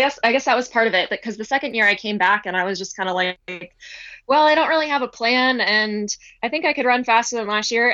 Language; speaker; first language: English; native; English